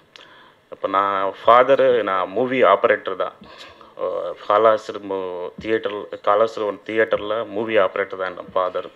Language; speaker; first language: Tamil; non-native, learner; Telugu